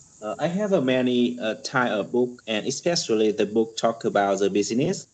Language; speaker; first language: English; non-native, learner; Vietnamese